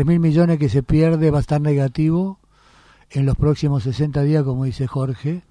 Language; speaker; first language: Spanish; native; Spanish